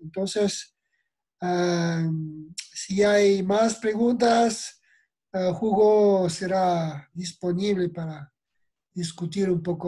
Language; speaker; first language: Spanish; non-native, fluent; French